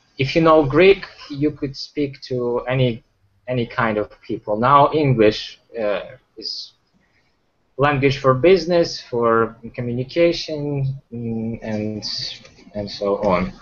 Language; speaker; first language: English; non-native, fluent; Ukrainian